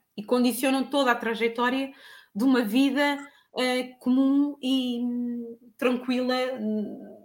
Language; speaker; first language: Portuguese; native; Portuguese